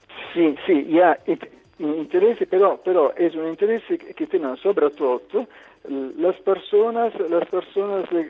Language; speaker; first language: Catalan; non-native, local second language; Italian